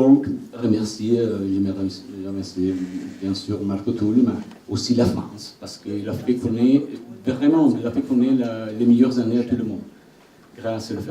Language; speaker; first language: French; non-native, learner; Italian